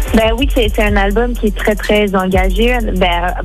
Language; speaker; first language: French; native; French